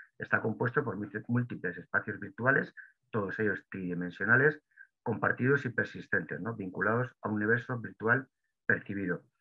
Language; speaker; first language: Spanish; native; Spanish